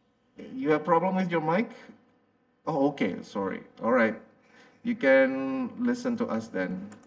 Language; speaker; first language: English; non-native, fluent; Indonesian